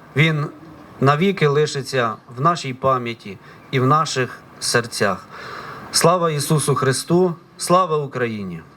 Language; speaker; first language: Ukrainian; native; Ukrainian